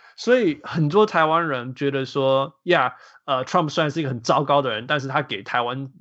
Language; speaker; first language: Chinese; early bilingual, heritage; Chinese